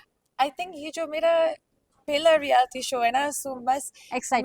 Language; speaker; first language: Hindi; non-native, learner; Punjabi